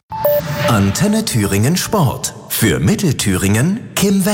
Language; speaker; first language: German; native; German